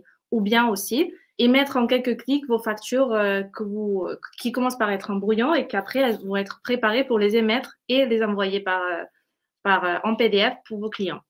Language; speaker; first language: French; native; French